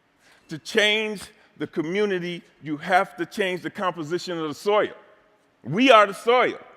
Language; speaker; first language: English; native; English